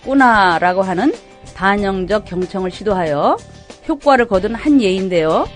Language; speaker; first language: Korean; native; Korean